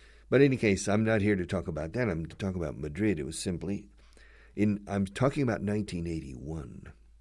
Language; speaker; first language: English; native; English